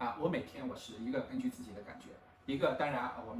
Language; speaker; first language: Chinese; native; Chinese